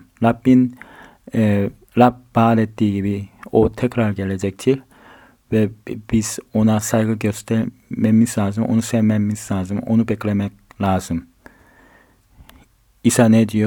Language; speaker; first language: Turkish; non-native, fluent; Korean